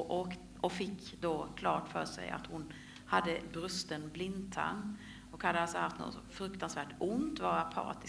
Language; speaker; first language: Swedish; native; Swedish